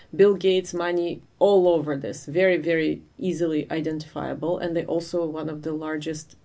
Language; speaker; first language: English; non-native, fluent; Ukrainian